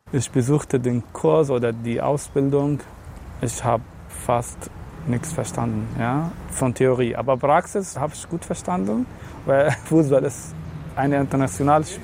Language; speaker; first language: German; non-native, fluent; Arabic